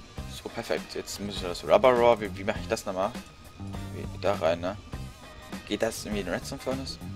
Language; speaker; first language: German; native; German